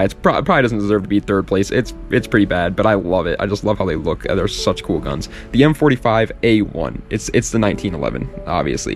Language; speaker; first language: English; native; English